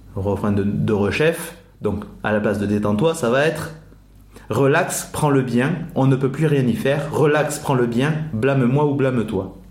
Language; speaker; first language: French; native; French